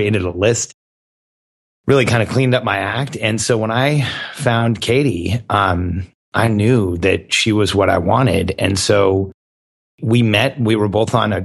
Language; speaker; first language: English; native; English